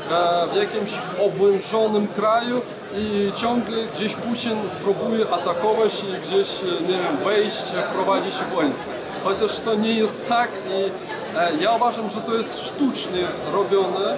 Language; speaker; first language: Polish; non-native, fluent; Belarusian